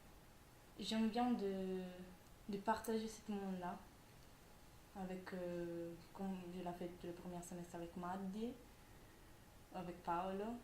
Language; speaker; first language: French; non-native, fluent; Italian